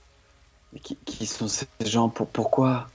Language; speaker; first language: French; native; French